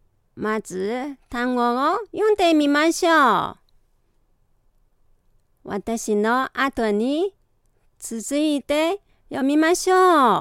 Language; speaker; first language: Japanese; non-native, fluent; Chinese